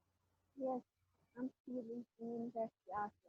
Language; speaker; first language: English; non-native, learner; Central Kurdish